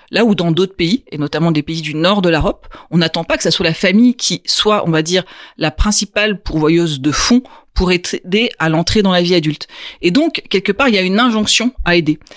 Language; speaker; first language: French; native; French